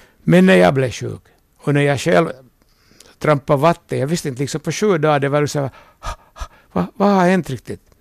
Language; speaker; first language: Swedish; native; Swedish